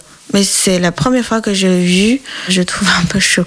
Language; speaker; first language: French; non-native, learner; Chinese